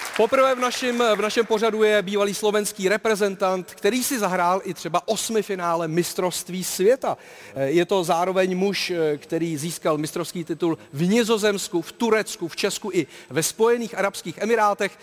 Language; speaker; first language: Czech; native; Czech